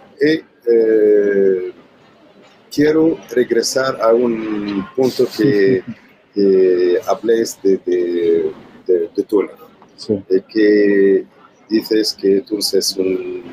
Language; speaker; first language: Spanish; non-native, learner; Arabic